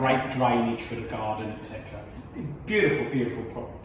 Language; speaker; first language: English; native; English